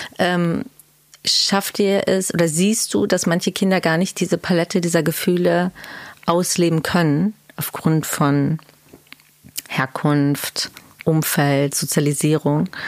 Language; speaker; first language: German; early bilingual, other home language; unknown